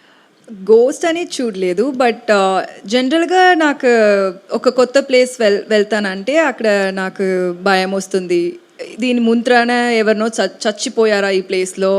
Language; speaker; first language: Telugu; non-native, learner; Tamil